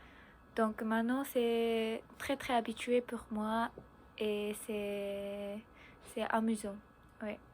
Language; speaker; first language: French; non-native, learner; Japanese